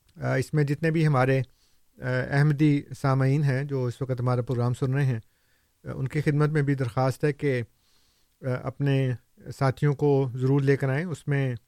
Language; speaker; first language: Urdu; non-native, local second language; Punjabi